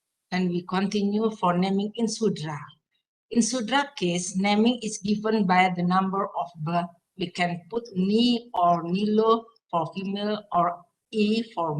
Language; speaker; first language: English; non-native, fluent; Indonesian